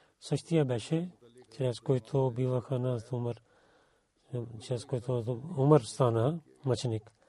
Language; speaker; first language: Bulgarian; non-native, learner; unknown